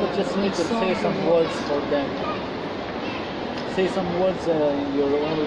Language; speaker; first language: English; non-native, fluent; Pashto